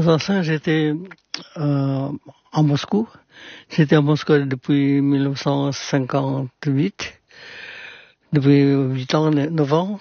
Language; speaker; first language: French; non-native, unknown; Indonesian